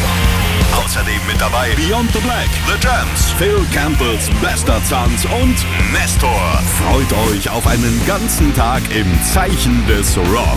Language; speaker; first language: German; native; German